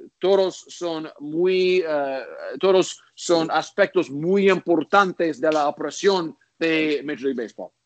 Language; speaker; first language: Spanish; non-native, learner; English